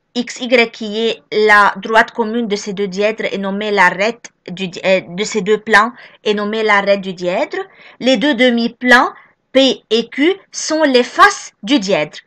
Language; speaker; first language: French; non-native, local second language; Arabic